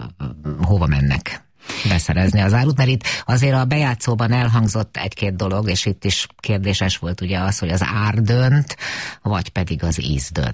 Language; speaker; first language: Hungarian; native; Hungarian